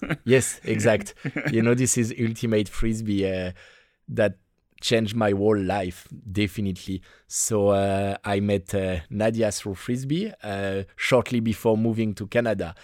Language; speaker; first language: English; non-native, fluent; French